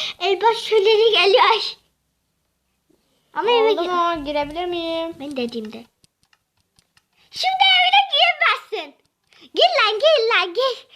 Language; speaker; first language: Turkish; native; Turkish